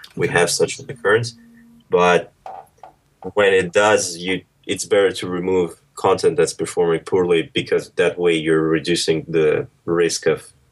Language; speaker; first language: English; early bilingual, other home language; Russian